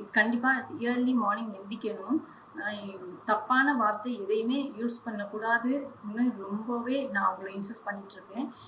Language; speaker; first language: Tamil; non-native, local second language; Hindi